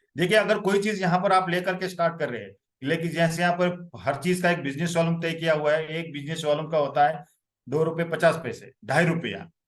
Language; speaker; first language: Hindi; non-native, local second language; Marathi